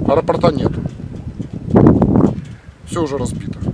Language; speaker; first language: Russian; native; Russian